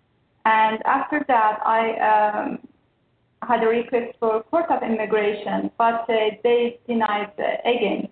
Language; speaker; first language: English; non-native, learner; Persian